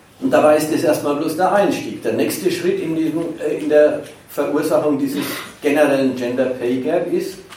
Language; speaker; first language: German; native; German